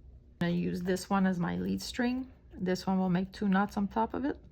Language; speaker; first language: English; non-native, fluent; French